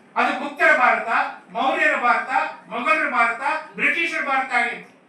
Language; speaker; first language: Kannada; non-native, local second language; Telugu